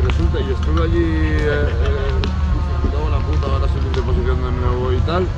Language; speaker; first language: Spanish; native; Spanish